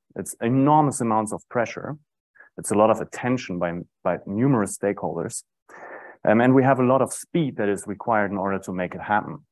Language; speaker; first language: English; non-native, fluent; German